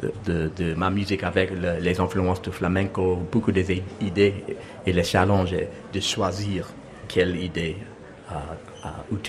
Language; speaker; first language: French; non-native, learner; English